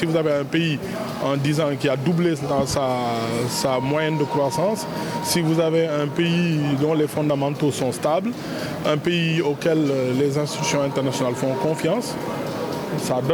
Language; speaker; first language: French; non-native, local second language; Wolof